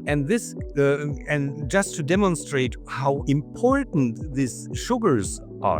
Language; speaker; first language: English; non-native, fluent; German